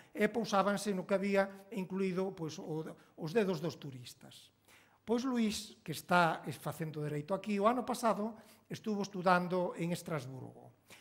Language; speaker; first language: Galician; native; Galician